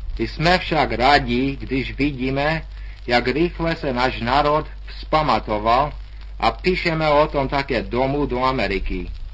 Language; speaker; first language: Czech; early bilingual, heritage; Czech